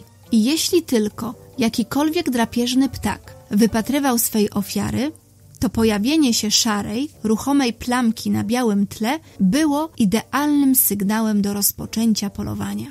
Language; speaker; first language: Polish; native; Polish